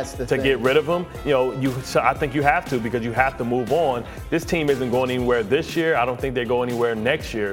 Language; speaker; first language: English; native; English